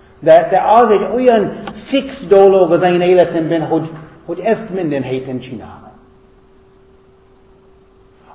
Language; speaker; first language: Hungarian; non-native, fluent; English